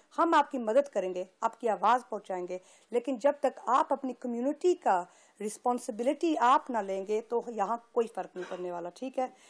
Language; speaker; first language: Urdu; early bilingual, heritage; Urdu